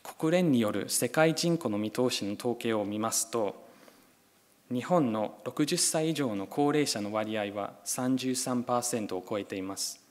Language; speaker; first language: Japanese; non-native, fluent; English